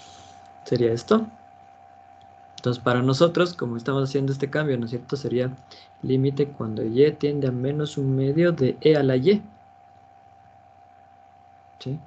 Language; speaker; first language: Spanish; native; Spanish